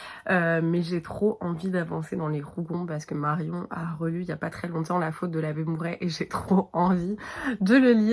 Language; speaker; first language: French; native; French